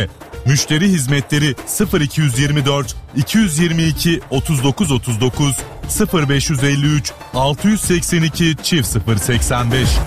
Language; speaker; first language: Turkish; native; Turkish